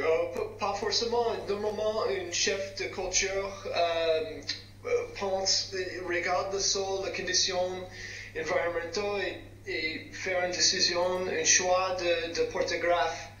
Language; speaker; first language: French; non-native, fluent; English